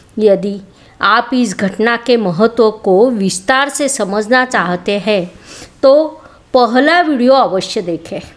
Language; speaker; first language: Hindi; native; Hindi